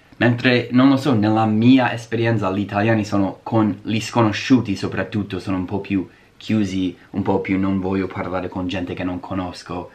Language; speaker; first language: Italian; non-native, fluent; English